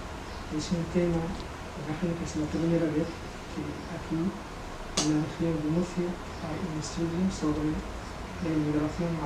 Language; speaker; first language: Spanish; non-native, fluent; Arabic